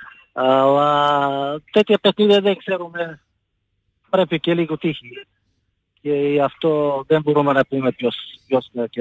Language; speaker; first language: Greek; non-native, fluent; Bulgarian